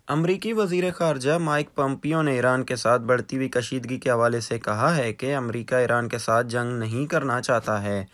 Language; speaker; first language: Urdu; non-native, local second language; Baluchi